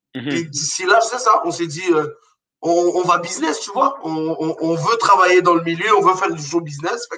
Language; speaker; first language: French; non-native, local second language; Arabic